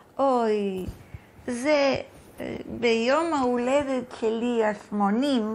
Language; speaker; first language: Hebrew; non-native, fluent; Bulgarian